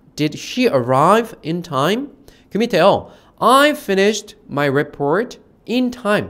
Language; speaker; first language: English; non-native, fluent; Korean